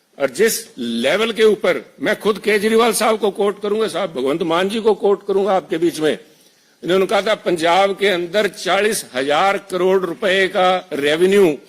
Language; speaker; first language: Urdu; non-native, local second language; Punjabi